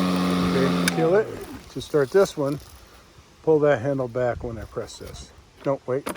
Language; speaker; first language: English; native; English